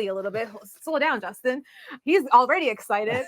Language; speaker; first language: English; native; English